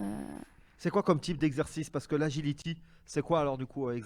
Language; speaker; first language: French; native; French